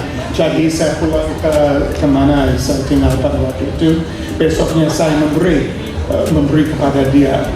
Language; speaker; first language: Indonesian; non-native, fluent; English